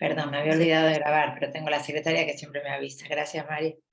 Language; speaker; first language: Spanish; native; Spanish